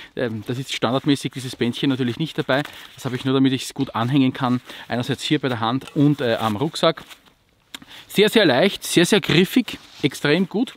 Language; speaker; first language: German; native; German